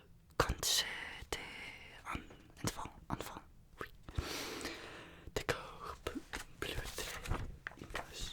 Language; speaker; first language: French; non-native, learner; Russian